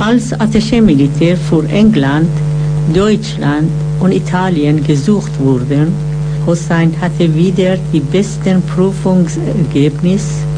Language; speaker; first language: German; non-native, fluent; Persian